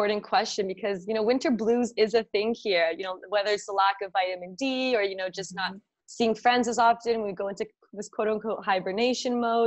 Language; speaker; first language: English; native; English